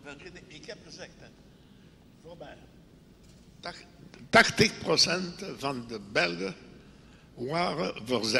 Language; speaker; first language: Dutch; non-native, local second language; French